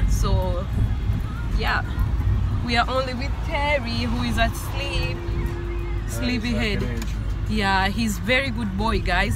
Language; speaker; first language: English; non-native, fluent; Swahili